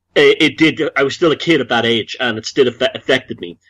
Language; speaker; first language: English; native; English